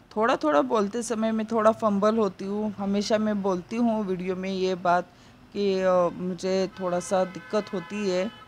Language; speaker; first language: Hindi; non-native, local second language; Marathi